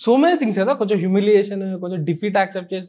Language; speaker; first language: Telugu; native; Telugu